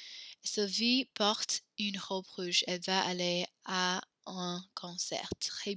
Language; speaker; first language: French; non-native, fluent; English